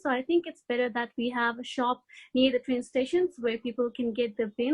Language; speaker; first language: English; non-native, fluent; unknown